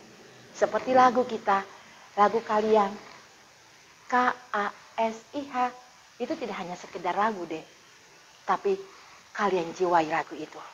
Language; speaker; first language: Indonesian; native; Indonesian